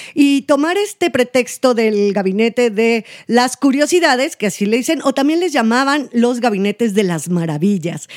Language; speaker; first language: Spanish; native; Spanish